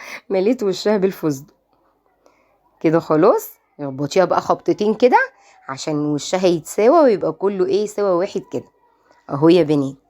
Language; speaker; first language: Arabic; native; Arabic